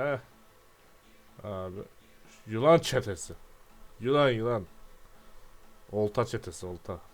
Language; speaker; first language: Turkish; native; Turkish